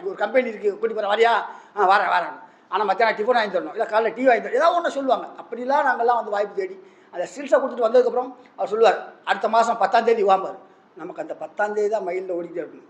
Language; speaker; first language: Tamil; native; Tamil